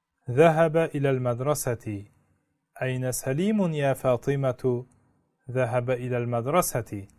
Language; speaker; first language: Arabic; non-native, fluent; Uzbek